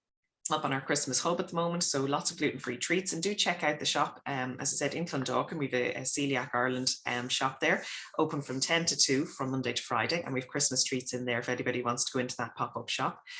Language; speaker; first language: English; native; English